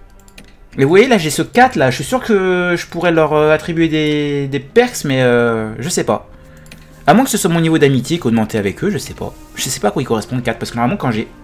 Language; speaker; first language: French; native; French